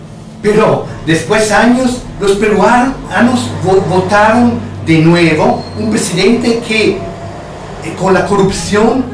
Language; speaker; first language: Spanish; non-native, fluent; Italian